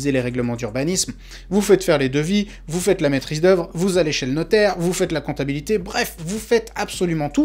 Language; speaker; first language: French; native; French